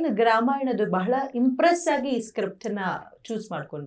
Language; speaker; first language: Kannada; native; Kannada